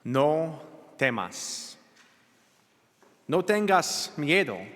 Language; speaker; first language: Spanish; non-native, learner; English